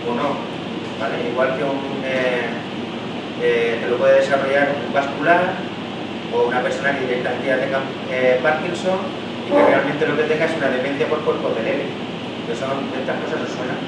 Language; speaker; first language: Spanish; native; Spanish